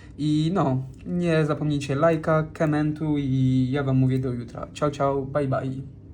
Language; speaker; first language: Polish; non-native, fluent; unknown